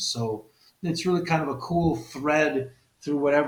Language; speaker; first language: English; native; English